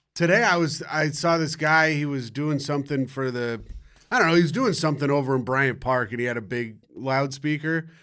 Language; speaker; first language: English; native; English